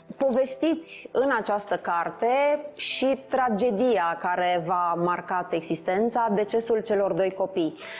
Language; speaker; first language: Romanian; native; Romanian